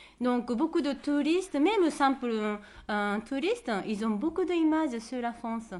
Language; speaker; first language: French; non-native, fluent; Japanese